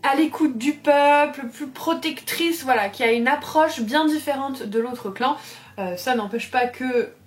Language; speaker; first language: French; native; French